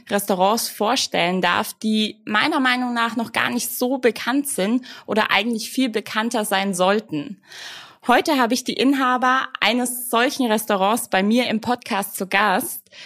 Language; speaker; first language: German; native; German